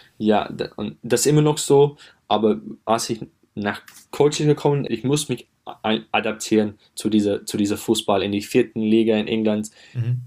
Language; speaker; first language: German; non-native, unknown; English